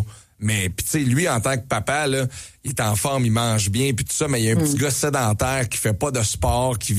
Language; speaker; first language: French; native; French